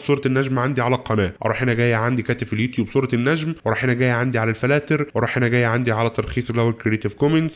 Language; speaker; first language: Arabic; native; Arabic